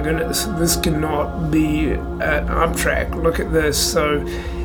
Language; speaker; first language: English; native; English